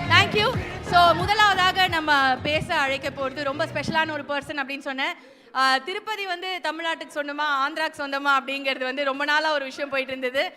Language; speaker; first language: Tamil; native; Tamil